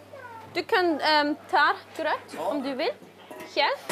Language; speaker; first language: Swedish; non-native, learner; German